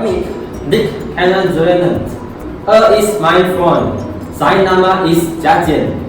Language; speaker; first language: German; non-native, learner; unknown